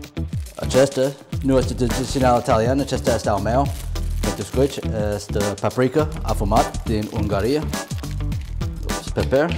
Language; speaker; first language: Romanian; non-native, learner; English